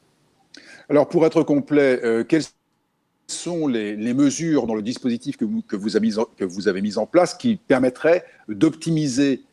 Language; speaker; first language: French; native; French